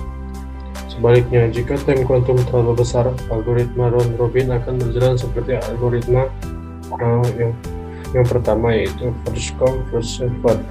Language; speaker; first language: Indonesian; native; Indonesian